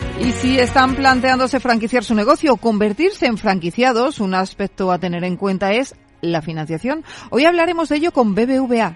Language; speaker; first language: Spanish; native; Spanish